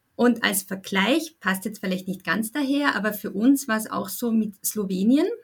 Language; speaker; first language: German; native; German